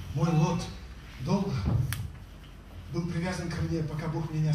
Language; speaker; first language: Russian; native; Russian